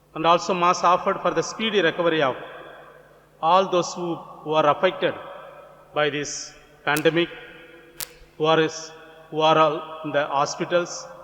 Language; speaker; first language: English; non-native, local second language; Gujarati